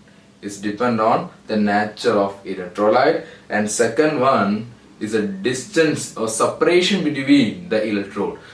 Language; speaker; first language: English; non-native, local second language; Malayalam